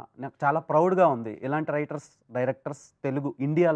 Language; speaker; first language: Telugu; native; Telugu